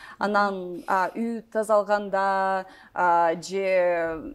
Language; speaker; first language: Kyrgyz; non-native, learner; English